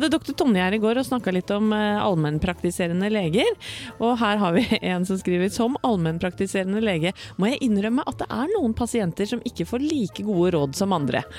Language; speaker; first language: Norwegian; native; Norwegian